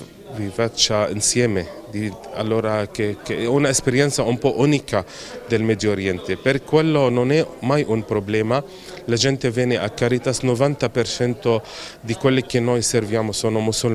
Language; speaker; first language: Italian; non-native, fluent; Arabic